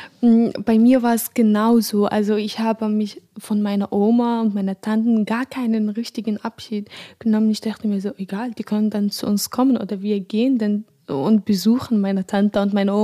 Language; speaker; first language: German; non-native, fluent; Arabic